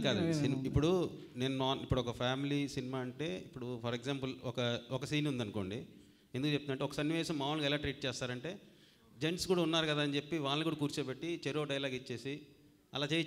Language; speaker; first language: Telugu; native; Telugu